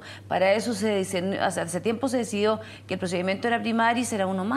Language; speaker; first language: Spanish; native; Spanish